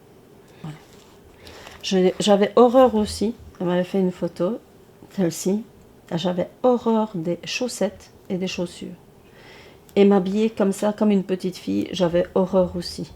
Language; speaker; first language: French; early bilingual, other home language; Chinese